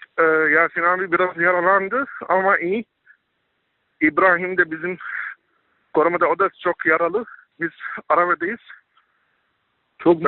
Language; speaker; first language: Turkish; non-native, learner; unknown